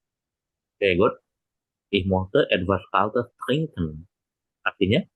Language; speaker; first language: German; non-native, fluent; Indonesian